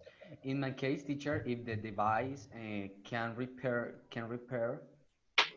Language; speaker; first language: English; non-native, learner; Spanish